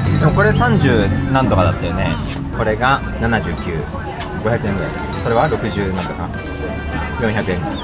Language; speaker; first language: Japanese; native; Japanese